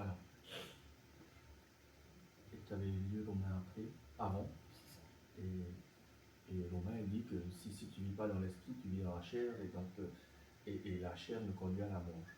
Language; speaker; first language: French; native; French